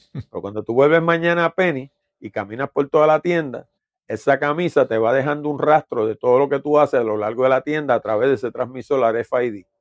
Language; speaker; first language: Spanish; early bilingual, heritage; Spanish